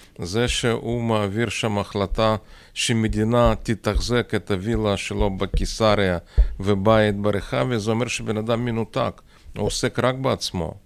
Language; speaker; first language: Hebrew; non-native, fluent; Russian